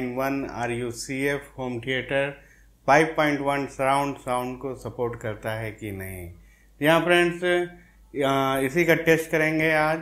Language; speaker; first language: Hindi; native; Hindi